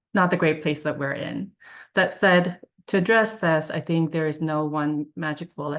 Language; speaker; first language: English; early bilingual, other home language; Korean